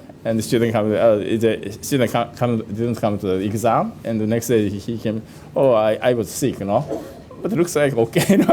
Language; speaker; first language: English; non-native, fluent; Japanese